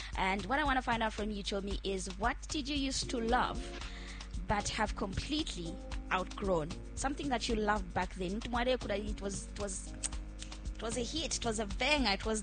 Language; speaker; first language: English; non-native, local second language; Bemba